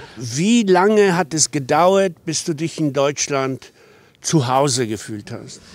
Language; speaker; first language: German; non-native, fluent; Polish